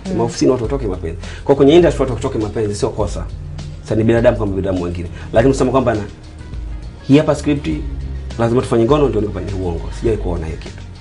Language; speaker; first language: Swahili; native; Swahili